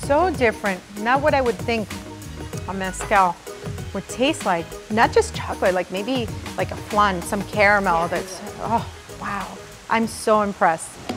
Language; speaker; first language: English; early bilingual, other home language; Spanish